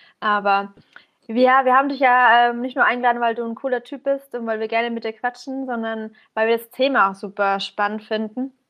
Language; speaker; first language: German; early bilingual, other home language; Persian